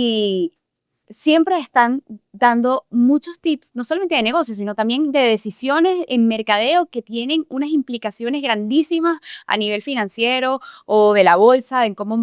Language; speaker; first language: Spanish; native; Spanish